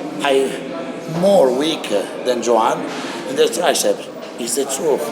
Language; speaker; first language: English; non-native, learner; Italian